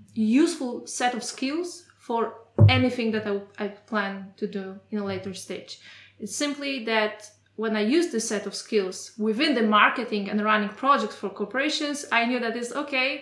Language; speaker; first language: English; non-native, fluent; Polish